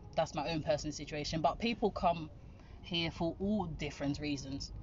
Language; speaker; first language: English; non-native, fluent; Dutch